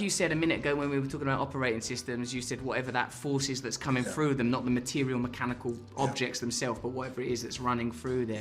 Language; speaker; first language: English; native; English